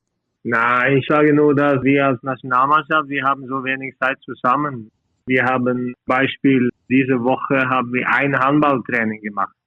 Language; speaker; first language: German; non-native, fluent; Norwegian